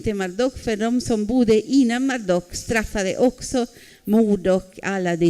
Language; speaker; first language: Swedish; non-native, fluent; Spanish